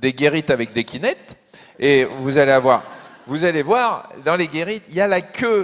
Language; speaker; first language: French; native; French